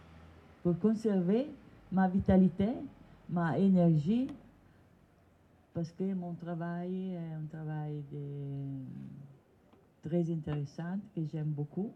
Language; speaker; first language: French; non-native, learner; Italian